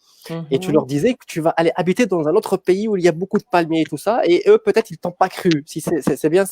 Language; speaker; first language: French; native; French